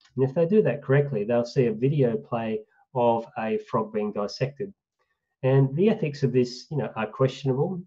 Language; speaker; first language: English; native; English